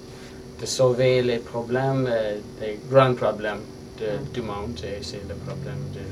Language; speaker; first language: French; non-native, learner; English